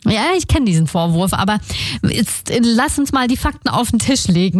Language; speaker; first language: German; native; German